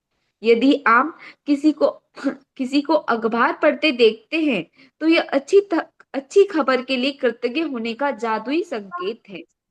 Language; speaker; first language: Hindi; native; Hindi